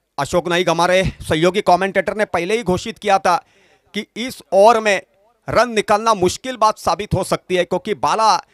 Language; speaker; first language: Hindi; non-native, local second language; Marathi